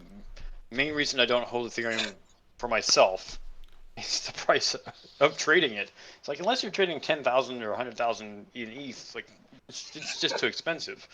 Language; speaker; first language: English; native; English